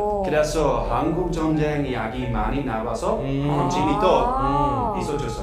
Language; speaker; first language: Korean; non-native, learner; Dutch